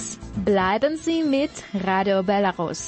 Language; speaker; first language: German; non-native, fluent; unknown